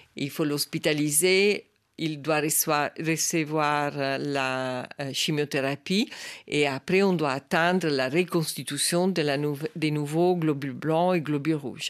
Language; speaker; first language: French; non-native, fluent; Italian